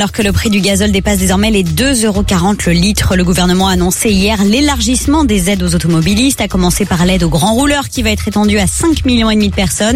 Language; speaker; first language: French; native; French